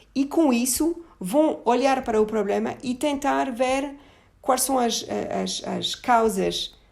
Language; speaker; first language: Portuguese; non-native, fluent; French